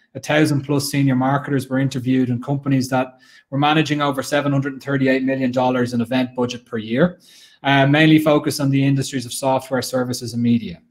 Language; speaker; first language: English; native; English